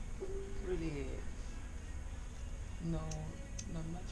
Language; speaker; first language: English; non-native, learner; Spanish